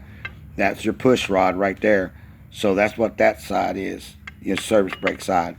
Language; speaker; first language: English; native; English